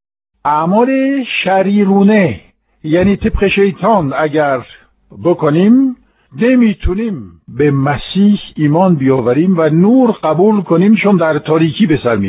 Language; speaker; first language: Persian; non-native, fluent; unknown